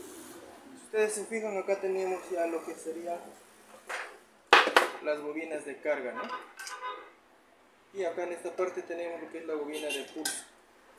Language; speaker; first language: Spanish; native; Spanish